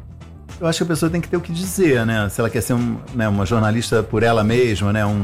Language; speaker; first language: Portuguese; native; Portuguese